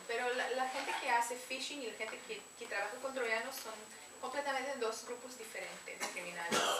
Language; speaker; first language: Spanish; non-native, fluent; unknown